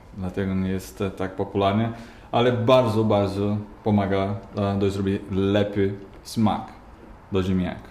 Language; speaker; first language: Polish; non-native, learner; Portuguese